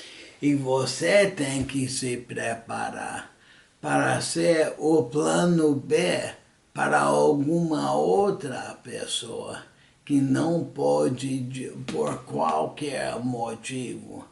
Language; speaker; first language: Portuguese; early bilingual, other home language; English